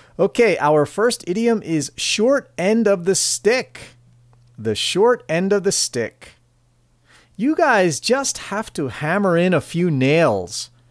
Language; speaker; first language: English; native; English